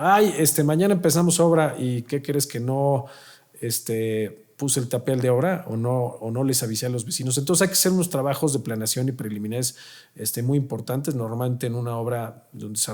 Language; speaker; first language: Spanish; native; Spanish